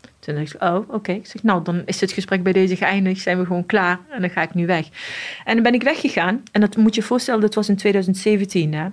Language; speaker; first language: Dutch; early bilingual, other home language; Arabic